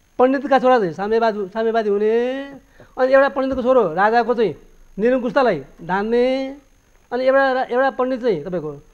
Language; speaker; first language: Nepali; native; Nepali